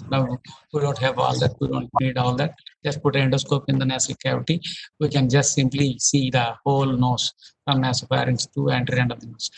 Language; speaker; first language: English; non-native, local second language; Telugu